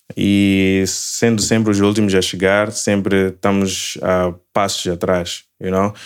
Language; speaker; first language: Portuguese; native; Portuguese